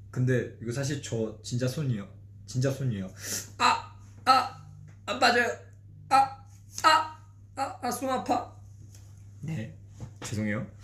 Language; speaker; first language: Korean; non-native, fluent; Chinese